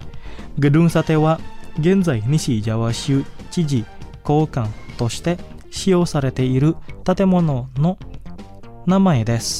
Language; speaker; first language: Japanese; non-native, fluent; Indonesian